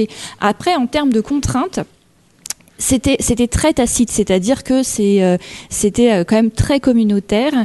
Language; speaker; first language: French; native; French